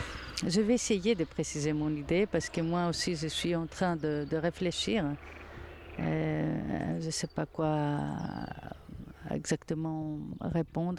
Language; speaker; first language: French; non-native, fluent; Greek